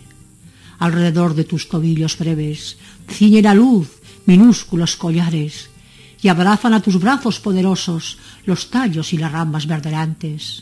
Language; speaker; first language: Spanish; native; Spanish